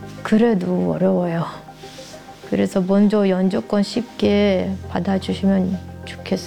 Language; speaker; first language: Korean; non-native, learner; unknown